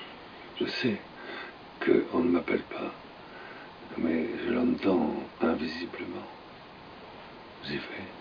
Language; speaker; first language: French; native; French